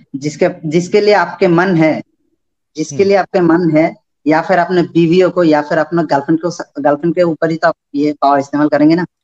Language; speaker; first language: Hindi; non-native, learner; Bangla